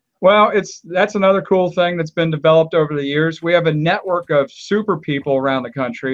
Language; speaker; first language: English; native; English